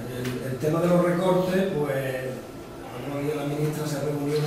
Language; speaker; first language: Spanish; native; Spanish